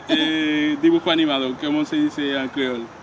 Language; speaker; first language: Spanish; non-native, fluent; Haitian Creole